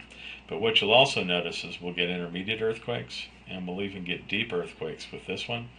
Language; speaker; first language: English; native; English